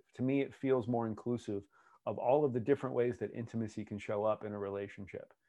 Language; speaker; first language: English; native; English